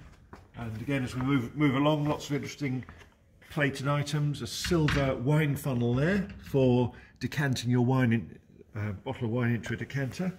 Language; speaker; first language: English; native; English